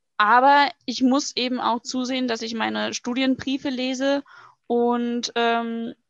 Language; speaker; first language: German; native; German